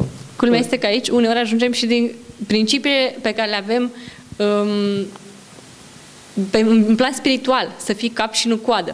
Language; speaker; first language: Romanian; native; Romanian